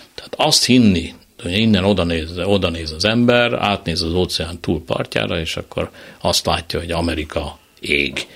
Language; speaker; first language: Hungarian; native; Hungarian